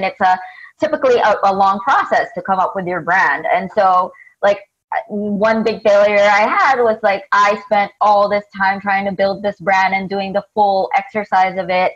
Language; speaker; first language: English; non-native, local second language; Filipino